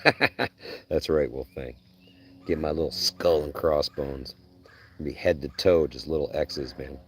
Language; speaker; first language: English; native; English